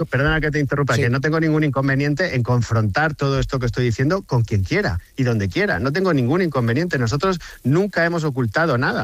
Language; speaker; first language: Spanish; native; Spanish